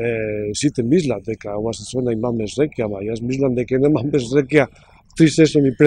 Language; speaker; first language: Macedonian; non-native, learner; Spanish